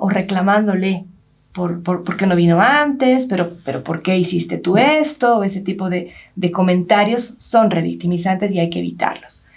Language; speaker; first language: Spanish; native; Spanish